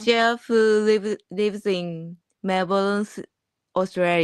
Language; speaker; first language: English; non-native, learner; Japanese